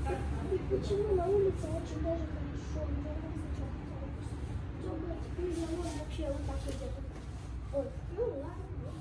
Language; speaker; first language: Russian; early bilingual, heritage; Russian